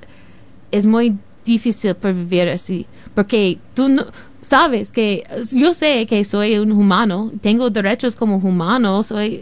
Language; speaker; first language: Spanish; non-native, learner; English